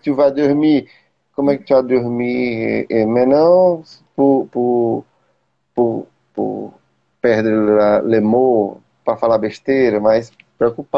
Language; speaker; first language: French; non-native, learner; Portuguese